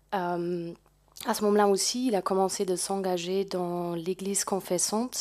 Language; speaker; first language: French; non-native, fluent; German